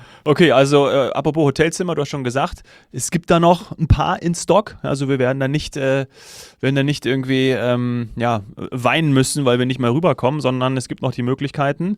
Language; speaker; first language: German; native; German